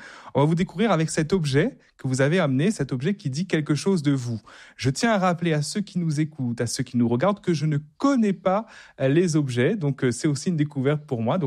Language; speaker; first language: French; native; French